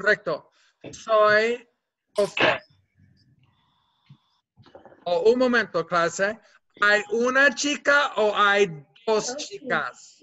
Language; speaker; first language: Spanish; non-native, fluent; English